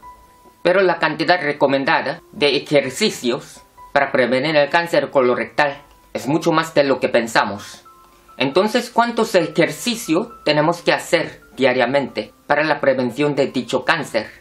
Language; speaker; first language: Spanish; non-native, fluent; Korean